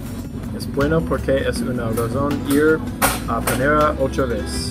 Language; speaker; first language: Spanish; non-native, learner; English